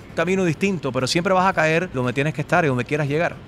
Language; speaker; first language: Spanish; early bilingual, heritage; Spanish